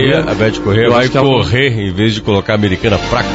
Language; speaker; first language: Portuguese; native; Portuguese